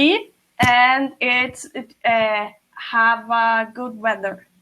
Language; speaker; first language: English; non-native, fluent; Portuguese